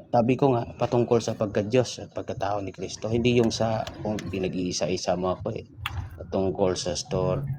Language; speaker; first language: Filipino; non-native, local second language; Cebuano